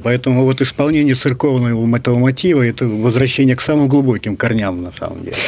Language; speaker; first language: Russian; native; Russian